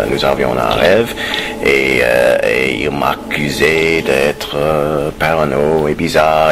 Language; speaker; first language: French; non-native, fluent; English